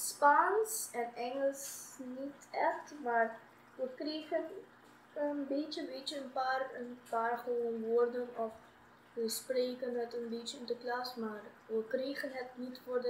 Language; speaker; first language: Dutch; non-native, local second language; Papiamento